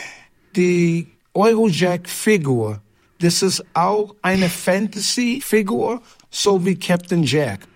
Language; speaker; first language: German; non-native, learner; English